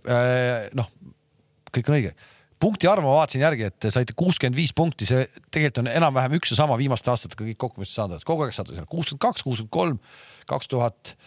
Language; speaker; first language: Estonian; native; Estonian